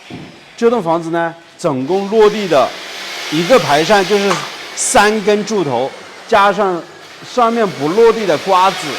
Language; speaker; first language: Chinese; native; Chinese